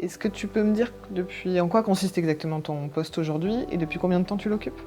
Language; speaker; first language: French; native; French